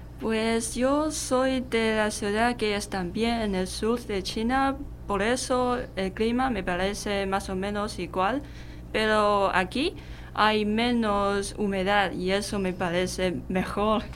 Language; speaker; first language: Spanish; non-native, learner; Chinese